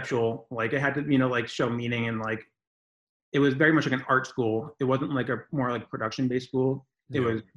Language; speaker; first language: English; native; English